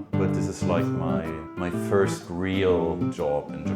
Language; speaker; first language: English; non-native, fluent; German